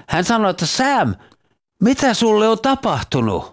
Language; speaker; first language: Finnish; native; Finnish